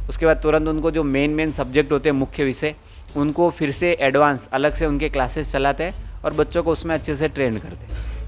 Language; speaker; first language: Hindi; non-native, local second language; Gujarati